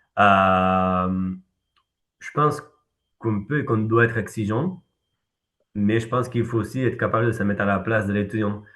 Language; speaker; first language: French; non-native, fluent; Spanish